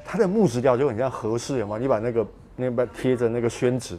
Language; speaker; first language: Chinese; native; Chinese